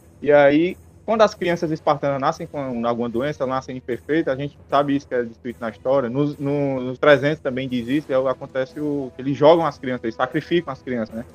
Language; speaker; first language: Portuguese; native; Portuguese